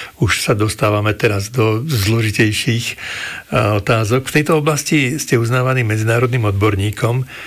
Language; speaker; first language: Slovak; native; Slovak